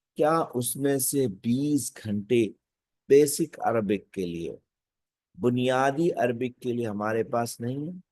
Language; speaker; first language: Urdu; native; Urdu